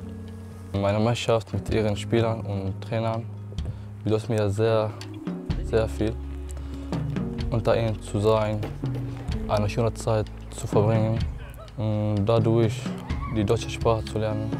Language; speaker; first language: German; non-native, learner; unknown